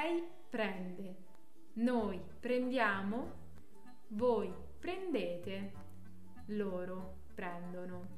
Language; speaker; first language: Italian; non-native, fluent; French